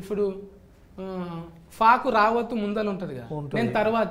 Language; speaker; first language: Telugu; native; Telugu